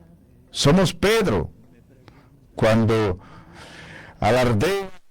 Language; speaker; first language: Spanish; native; Spanish